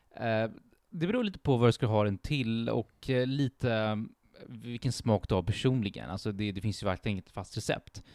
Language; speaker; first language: Swedish; early bilingual, other home language; Italian